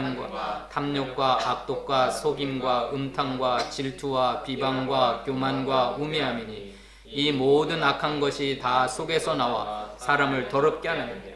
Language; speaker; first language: Korean; native; Korean